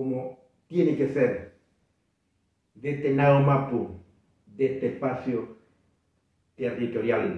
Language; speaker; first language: Spanish; non-native, local second language; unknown